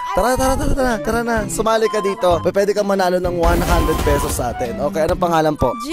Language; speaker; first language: Filipino; native; Filipino